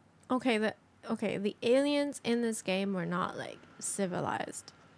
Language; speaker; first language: English; non-native, fluent; Japanese